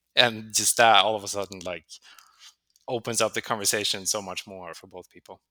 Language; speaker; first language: English; non-native, fluent; Swedish